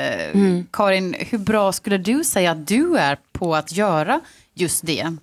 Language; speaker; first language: Swedish; native; Swedish